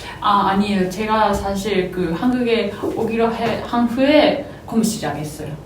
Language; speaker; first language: Korean; non-native, fluent; Japanese